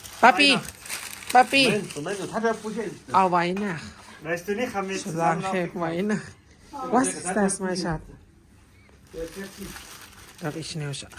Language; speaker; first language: German; non-native, learner; Thai